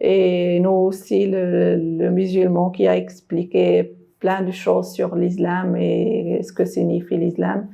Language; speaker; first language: French; non-native, local second language; Arabic